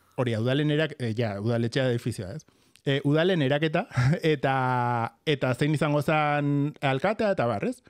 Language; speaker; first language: Basque; non-native, local second language; Spanish